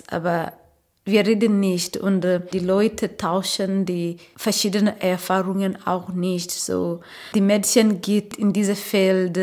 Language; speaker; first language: German; non-native, learner; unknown